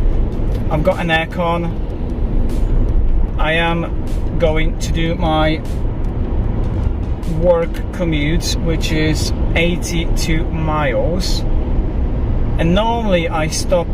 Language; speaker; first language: English; non-native, fluent; Polish